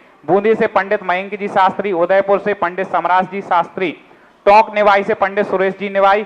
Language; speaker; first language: Hindi; native; Hindi